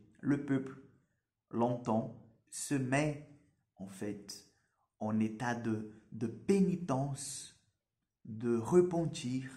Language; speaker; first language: French; non-native, fluent; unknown